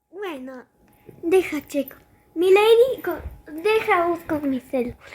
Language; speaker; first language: Spanish; native; Spanish